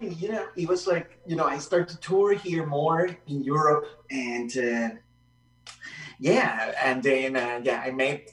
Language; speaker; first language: English; non-native, fluent; Spanish